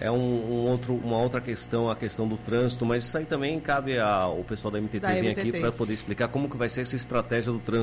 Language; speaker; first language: Portuguese; native; Portuguese